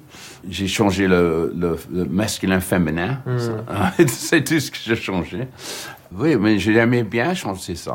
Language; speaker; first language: French; non-native, fluent; English